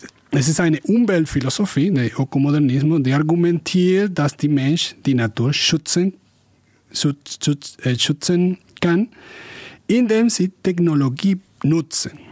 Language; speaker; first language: German; non-native, fluent; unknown